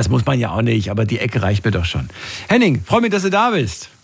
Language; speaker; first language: German; native; German